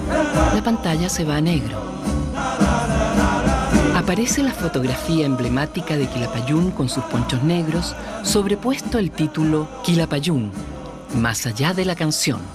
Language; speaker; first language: Spanish; native; Spanish